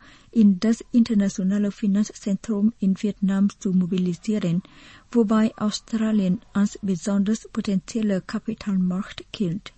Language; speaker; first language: German; non-native, fluent; Vietnamese